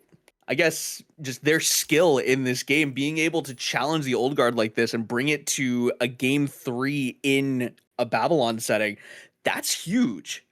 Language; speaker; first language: English; native; English